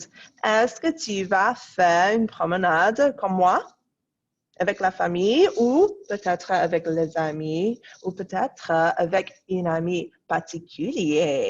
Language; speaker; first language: French; non-native, fluent; English